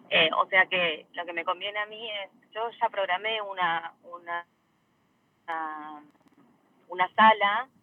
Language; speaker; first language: Spanish; native; Spanish